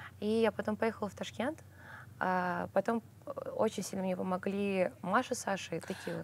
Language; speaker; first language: Russian; early bilingual, heritage; Russian